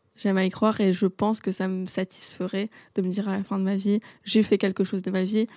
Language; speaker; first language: French; non-native, local second language; Arabic